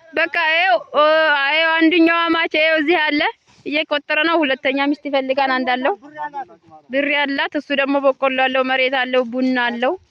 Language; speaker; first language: Amharic; non-native, local second language; Oromo